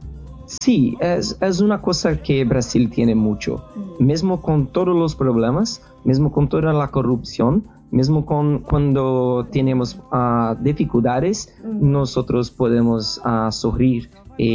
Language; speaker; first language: Spanish; non-native, fluent; Portuguese